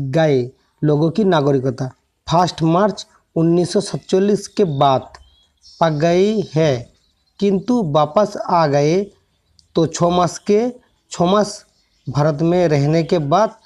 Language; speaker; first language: Hindi; non-native, local second language; Bangla